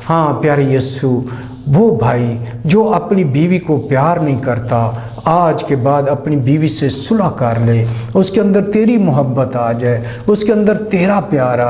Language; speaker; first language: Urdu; non-native, local second language; Punjabi